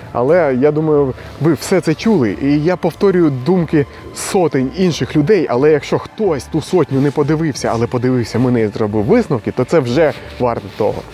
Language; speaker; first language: Ukrainian; non-native, local second language; Russian